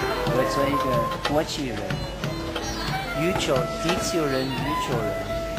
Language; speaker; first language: Chinese; non-native, fluent; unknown